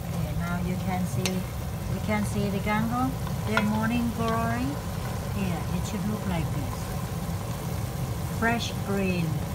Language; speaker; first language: English; non-native, learner; Thai